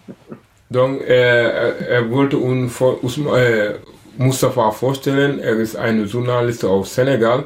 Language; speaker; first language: German; non-native, learner; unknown